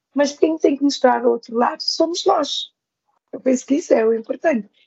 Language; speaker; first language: Portuguese; non-native, local second language; Kabuverdianu